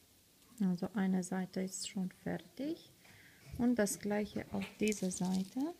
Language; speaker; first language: German; non-native, fluent; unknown